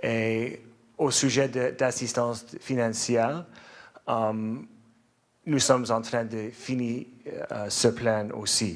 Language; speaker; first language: French; non-native, learner; English